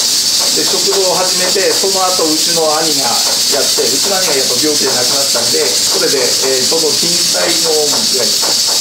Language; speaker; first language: Japanese; native; Japanese